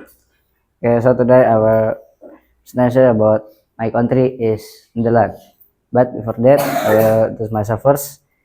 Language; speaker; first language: English; non-native, learner; Indonesian